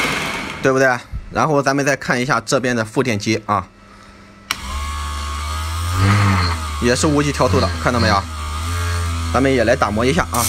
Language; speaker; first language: Chinese; native; Chinese